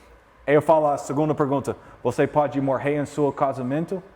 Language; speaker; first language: Portuguese; non-native, learner; English